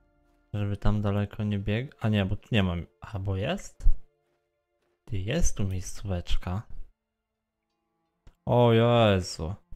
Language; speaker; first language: Polish; native; Polish